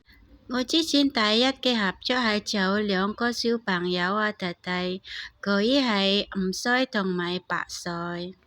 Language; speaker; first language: Cantonese; non-native, learner; Indonesian